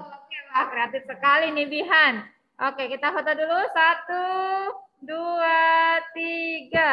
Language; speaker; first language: Indonesian; native; Indonesian